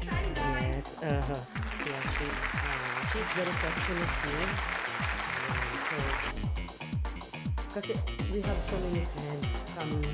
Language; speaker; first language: English; non-native, local second language; Filipino